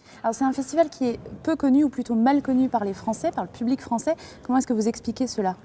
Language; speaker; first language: French; native; French